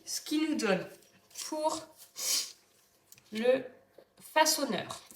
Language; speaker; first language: French; native; French